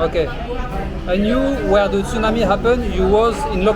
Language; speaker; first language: English; non-native, learner; French